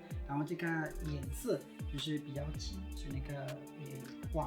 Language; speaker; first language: Chinese; non-native, fluent; Spanish